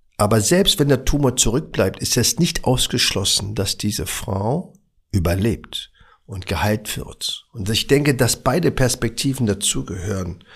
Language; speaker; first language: German; early bilingual, other home language; Arabic